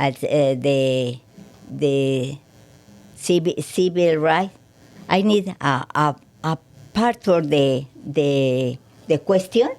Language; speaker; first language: English; non-native, learner; Spanish